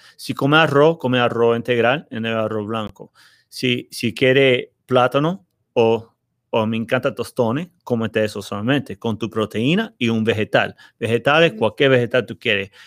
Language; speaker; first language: Spanish; early bilingual, heritage; Spanish